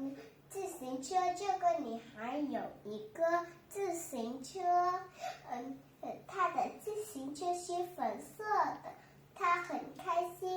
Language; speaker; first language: Chinese; non-native, learner; Vietnamese